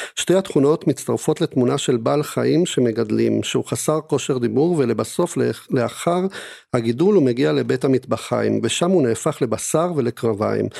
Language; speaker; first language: Hebrew; non-native, fluent; Spanish